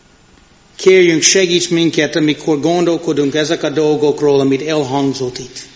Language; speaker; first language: Hungarian; non-native, fluent; English